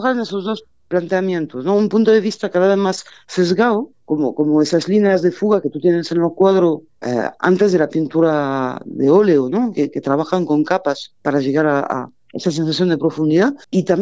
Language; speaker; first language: Spanish; non-native, fluent; French